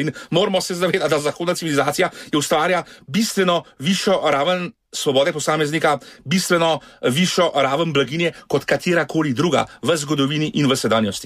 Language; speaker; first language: Slovenian; native; Slovenian